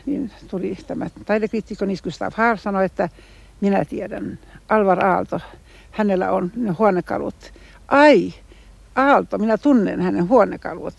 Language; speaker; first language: Finnish; non-native, local second language; Swedish